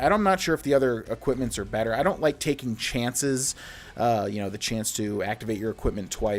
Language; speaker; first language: English; native; English